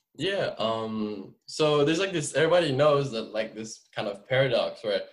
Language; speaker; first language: English; non-native, fluent; French